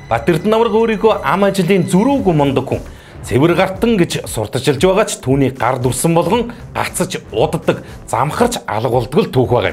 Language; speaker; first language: Mongolian; native; Mongolian